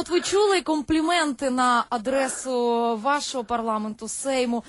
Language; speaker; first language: Ukrainian; native; Ukrainian